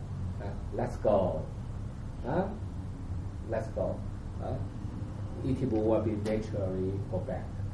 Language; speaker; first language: English; non-native, learner; Chinese